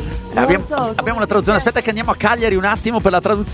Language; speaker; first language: Italian; native; Italian